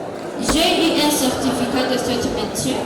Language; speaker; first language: French; non-native, local second language; Rundi